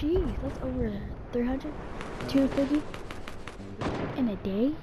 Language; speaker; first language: English; native; English